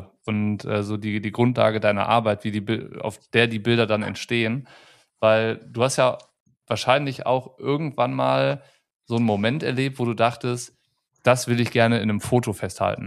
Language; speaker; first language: German; native; German